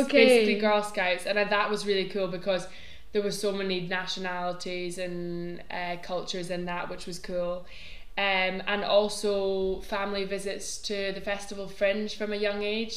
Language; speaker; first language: English; native; English